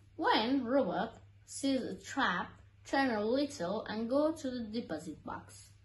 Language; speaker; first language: English; non-native, learner; Persian